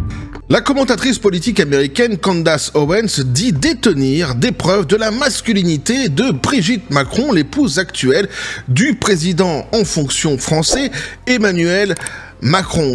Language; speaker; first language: French; native; French